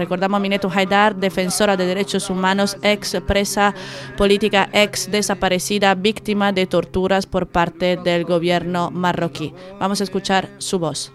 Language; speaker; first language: Spanish; native; Spanish